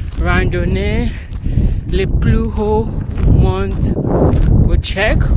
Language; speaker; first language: French; non-native, learner; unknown